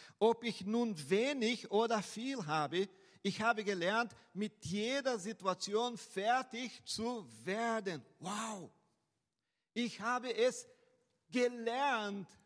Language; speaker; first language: German; non-native, fluent; Portuguese